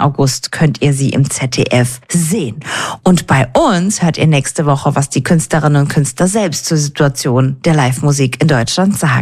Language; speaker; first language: German; native; German